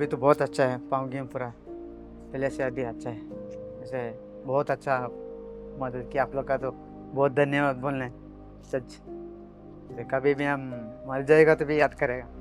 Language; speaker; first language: Hindi; non-native, local second language; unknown